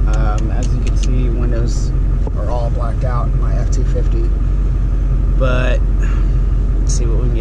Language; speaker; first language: English; native; English